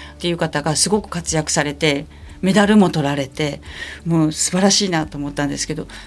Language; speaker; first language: Japanese; native; Japanese